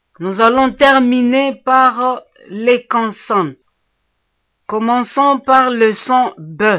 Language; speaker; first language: French; non-native, local second language; Swahili